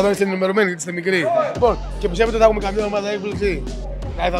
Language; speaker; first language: Greek; native; Greek